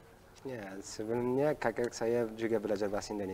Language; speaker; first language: Indonesian; non-native, learner; Uzbek